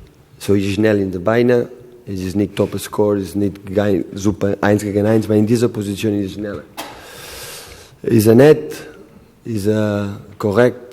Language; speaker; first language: German; non-native, learner; Spanish